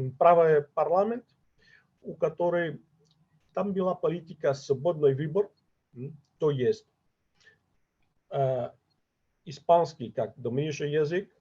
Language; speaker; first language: Russian; non-native, fluent; Catalan